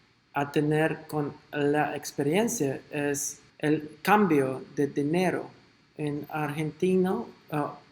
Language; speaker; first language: Spanish; non-native, learner; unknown